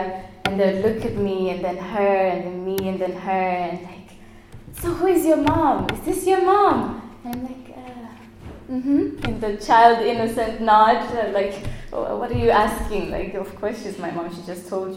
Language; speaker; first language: English; non-native, local second language; Swahili